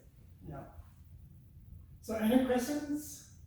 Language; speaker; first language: English; non-native, fluent; Korean